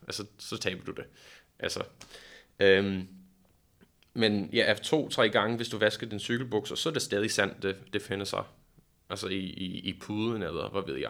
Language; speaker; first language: Danish; non-native, fluent; English